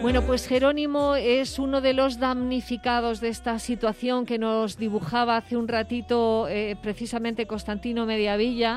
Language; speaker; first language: Spanish; native; Spanish